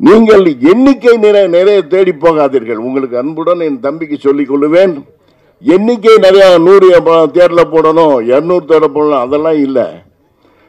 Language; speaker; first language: Tamil; native; Tamil